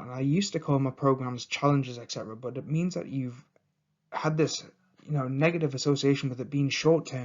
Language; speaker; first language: English; native; English